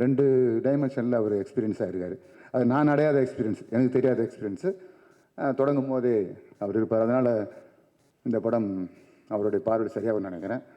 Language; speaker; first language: Tamil; native; Tamil